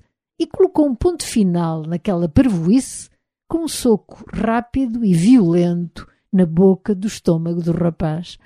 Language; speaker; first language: Portuguese; native; Portuguese